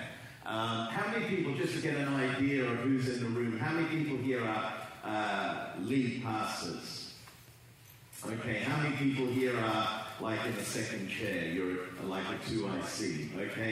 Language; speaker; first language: English; native; English